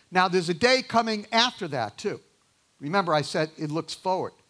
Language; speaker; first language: English; native; English